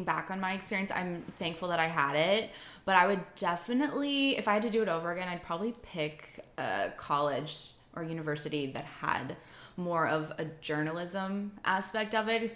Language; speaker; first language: English; native; English